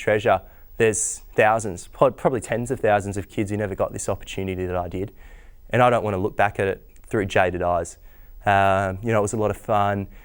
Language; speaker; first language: English; native; English